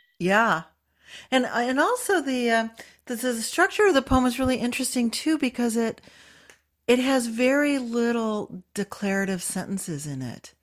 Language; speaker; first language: English; native; English